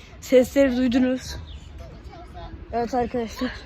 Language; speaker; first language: Turkish; native; Turkish